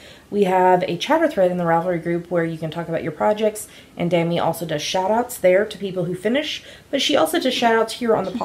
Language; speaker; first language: English; native; English